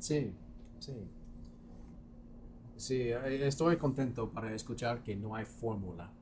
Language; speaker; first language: Spanish; non-native, fluent; English